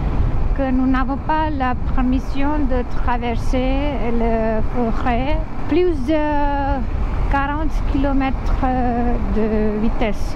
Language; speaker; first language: French; non-native, learner; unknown